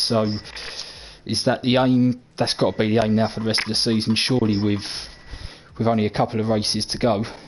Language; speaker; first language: English; native; English